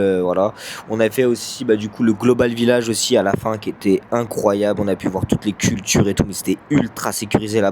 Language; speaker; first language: French; native; French